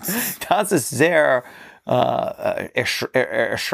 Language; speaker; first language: German; non-native, learner; English